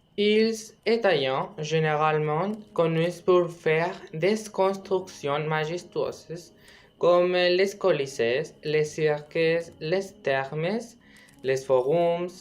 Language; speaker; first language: French; non-native, learner; Spanish